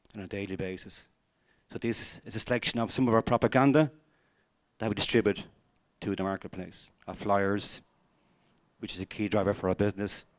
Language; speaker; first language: English; native; English